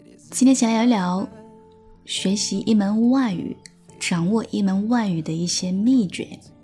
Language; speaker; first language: Chinese; native; Chinese